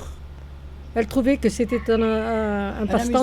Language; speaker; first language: French; native; French